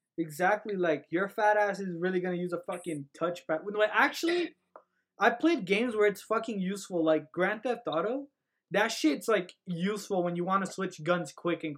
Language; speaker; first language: English; early bilingual, other home language; Spanish